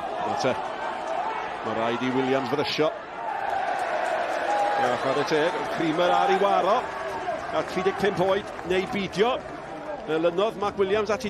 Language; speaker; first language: Welsh; native; Welsh